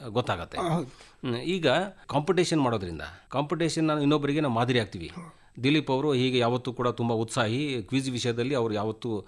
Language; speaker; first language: Kannada; native; Kannada